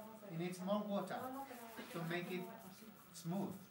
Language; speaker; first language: English; non-native, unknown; Spanish